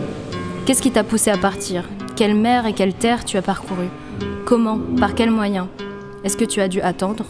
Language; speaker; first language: French; native; French